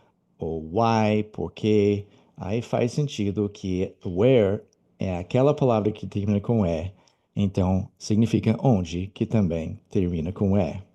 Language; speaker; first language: Portuguese; non-native, fluent; English